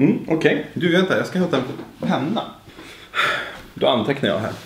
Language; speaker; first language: Swedish; native; Swedish